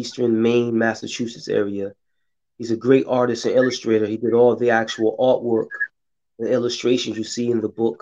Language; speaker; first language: English; native; English